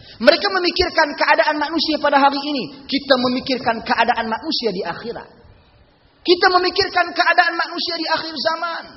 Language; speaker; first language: Malay; native; Malay